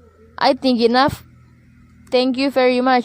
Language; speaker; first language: English; non-native, learner; Indonesian